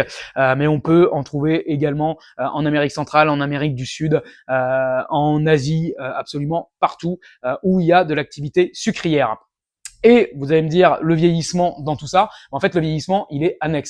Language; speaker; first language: French; native; French